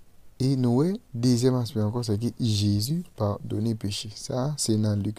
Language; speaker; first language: French; non-native, local second language; Haitian Creole